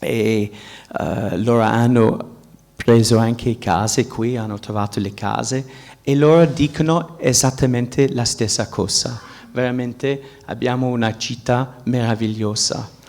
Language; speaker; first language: Italian; non-native, fluent; English